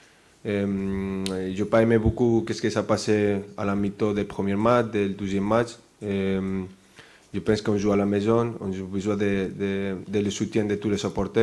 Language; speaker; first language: French; non-native, fluent; Spanish